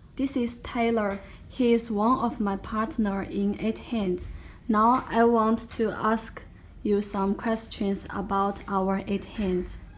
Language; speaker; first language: English; non-native, learner; Chinese